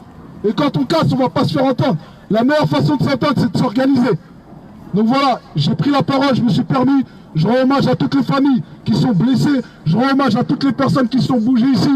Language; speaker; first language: French; native; French